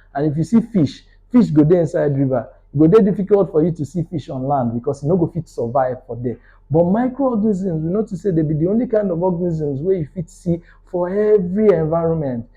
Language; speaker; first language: Nigerian Pidgin; non-native, local second language; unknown